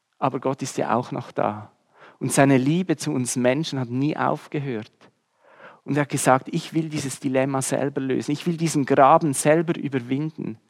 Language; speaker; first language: German; native; German